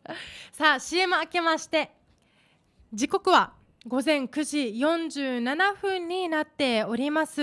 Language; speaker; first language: Japanese; native; Japanese